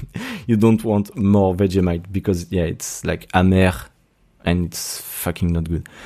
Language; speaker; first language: English; non-native, fluent; French